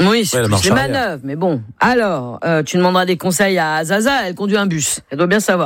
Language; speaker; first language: French; native; French